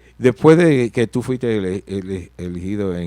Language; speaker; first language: Spanish; early bilingual, heritage; Spanish